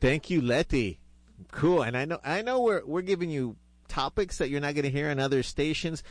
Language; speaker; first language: English; early bilingual, other home language; Spanish